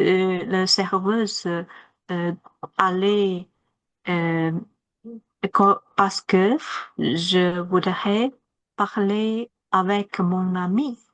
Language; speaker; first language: French; non-native, learner; Chinese